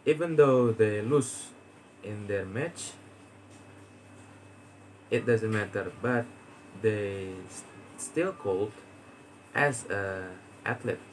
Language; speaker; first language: English; non-native, learner; Indonesian